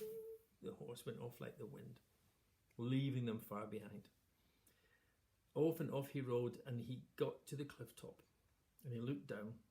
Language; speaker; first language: English; native; English